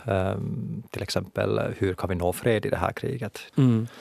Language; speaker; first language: Swedish; non-native, local second language; Finnish